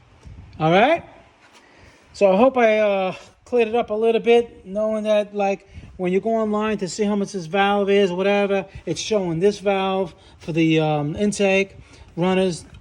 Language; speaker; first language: English; native; English